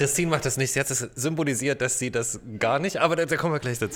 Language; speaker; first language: German; native; German